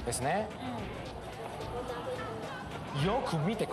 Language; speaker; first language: Japanese; non-native, fluent; Chinese